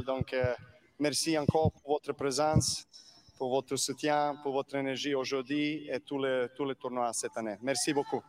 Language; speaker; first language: French; non-native, learner; Serbian